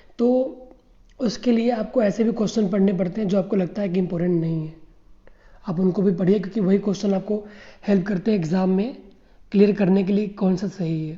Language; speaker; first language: Hindi; native; Hindi